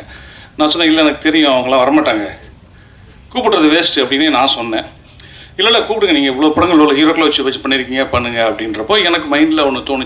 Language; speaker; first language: Tamil; native; Tamil